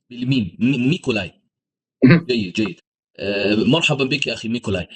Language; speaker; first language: Arabic; non-native, fluent; English